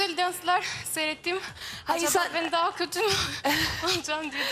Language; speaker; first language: Turkish; non-native, fluent; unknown